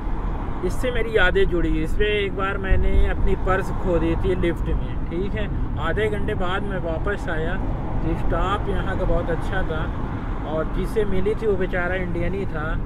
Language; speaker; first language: Hindi; native; Hindi